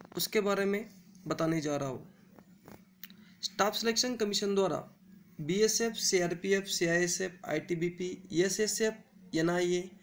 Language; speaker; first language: Hindi; non-native, local second language; Marathi